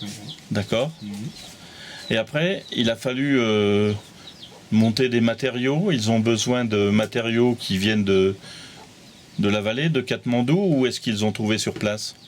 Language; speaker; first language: French; native; French